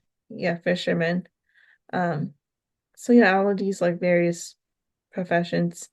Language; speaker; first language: English; native; English